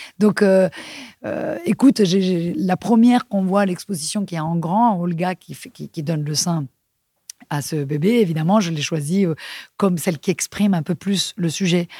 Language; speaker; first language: French; non-native, fluent; Spanish